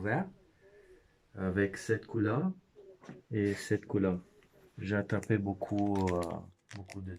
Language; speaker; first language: French; non-native, fluent; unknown